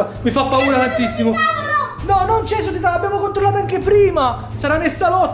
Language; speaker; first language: Italian; native; Italian